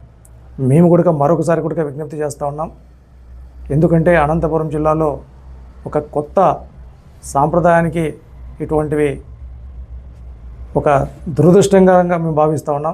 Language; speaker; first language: Telugu; native; Telugu